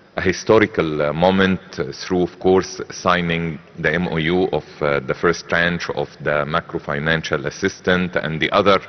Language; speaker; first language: English; non-native, fluent; Arabic